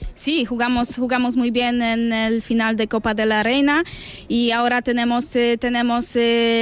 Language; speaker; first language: Spanish; non-native, learner; Polish